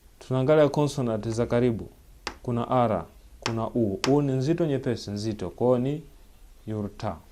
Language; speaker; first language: Swahili; native; Swahili